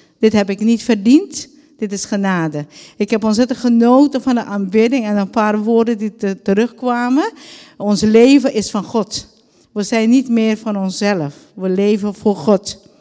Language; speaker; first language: Dutch; non-native, local second language; Papiamento